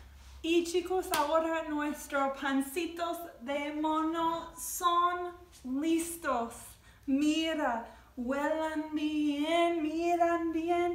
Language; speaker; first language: Spanish; non-native, learner; English